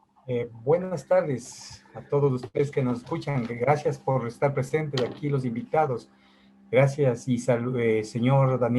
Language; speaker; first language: Spanish; native; Spanish